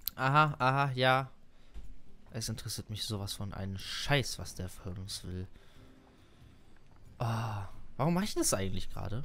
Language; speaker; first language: German; native; German